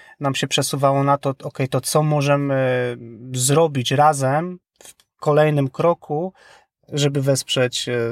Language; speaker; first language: Polish; native; Polish